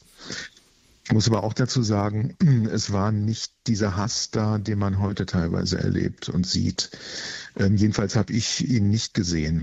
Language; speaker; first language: German; native; German